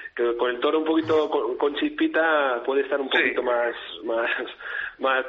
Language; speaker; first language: Spanish; native; Spanish